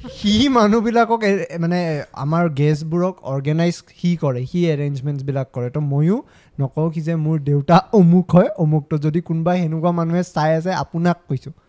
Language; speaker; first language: Assamese; native; Assamese